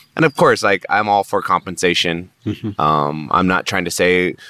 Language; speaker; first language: English; native; English